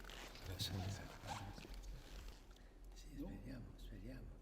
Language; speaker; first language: Italian; early bilingual, heritage; Spanish